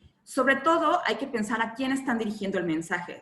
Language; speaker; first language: Spanish; native; Spanish